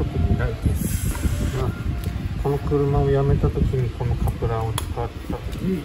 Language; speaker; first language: Japanese; native; Japanese